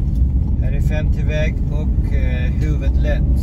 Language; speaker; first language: Swedish; non-native, fluent; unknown